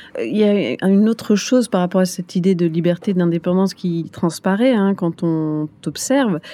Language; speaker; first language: French; native; French